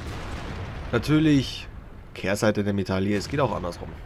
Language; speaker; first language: German; native; German